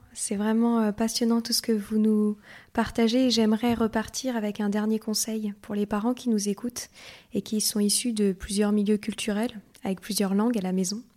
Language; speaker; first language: French; native; French